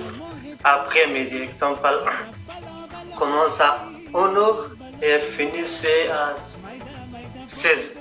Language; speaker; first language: French; non-native, learner; Persian